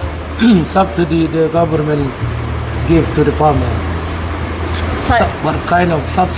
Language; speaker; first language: English; non-native, learner; Indonesian